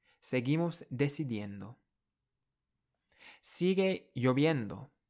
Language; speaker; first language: Spanish; non-native, fluent; English